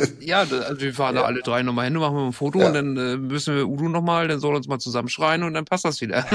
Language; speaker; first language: German; native; German